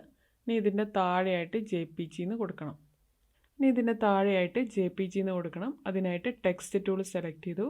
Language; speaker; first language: Malayalam; native; Malayalam